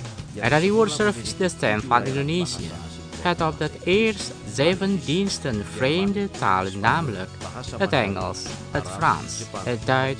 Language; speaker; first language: Dutch; non-native, learner; Indonesian